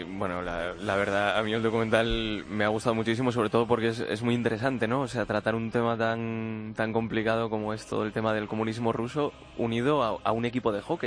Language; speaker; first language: Spanish; native; Spanish